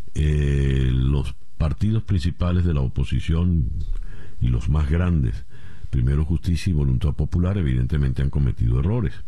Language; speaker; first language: Spanish; native; Spanish